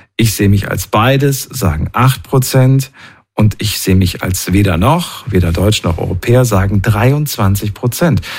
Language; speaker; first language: German; native; German